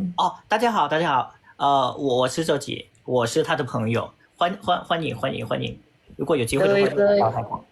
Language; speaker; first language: Chinese; non-native, learner; Thai